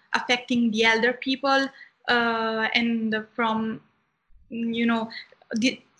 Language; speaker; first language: English; non-native, fluent; Italian